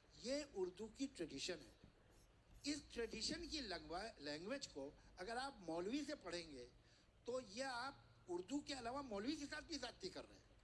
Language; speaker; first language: Urdu; native; Urdu